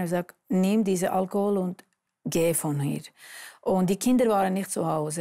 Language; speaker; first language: German; non-native, fluent; Armenian